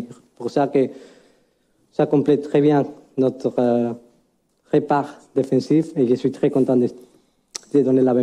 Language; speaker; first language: French; non-native, fluent; Spanish